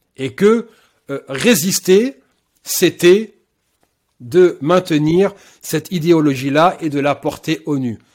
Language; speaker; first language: French; native; French